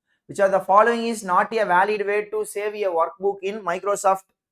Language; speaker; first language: English; non-native, local second language; Tamil